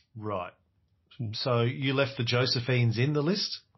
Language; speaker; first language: English; native; English